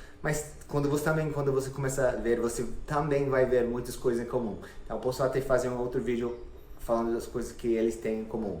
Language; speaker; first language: Portuguese; non-native, fluent; English